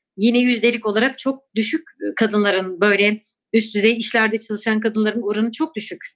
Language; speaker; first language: Turkish; non-native, local second language; Kurdish